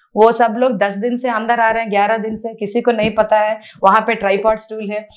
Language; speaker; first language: Hindi; non-native, local second language; Telugu